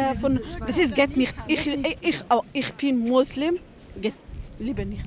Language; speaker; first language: German; non-native, learner; Arabic